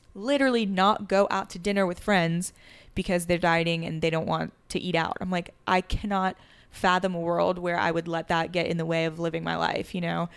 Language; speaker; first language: English; early bilingual, other home language; French